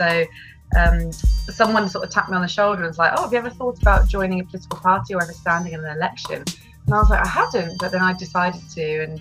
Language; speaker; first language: English; native; English